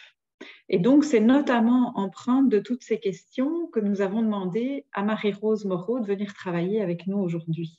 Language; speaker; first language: French; native; French